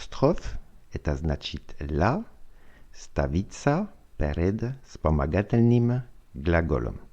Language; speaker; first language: Russian; non-native, fluent; French